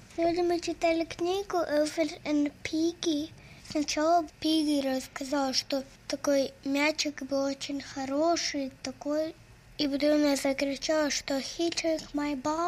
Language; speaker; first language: Russian; early bilingual, heritage; Russian